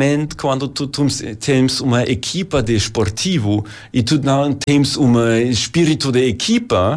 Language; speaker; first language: Portuguese; non-native, learner; German